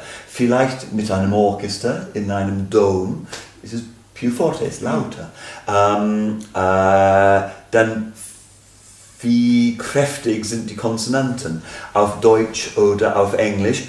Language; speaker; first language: German; non-native, fluent; English